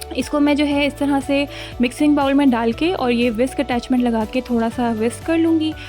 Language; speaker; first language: Urdu; native; Urdu